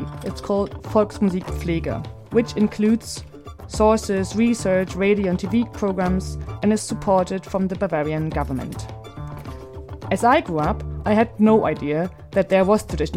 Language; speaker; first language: English; non-native, fluent; German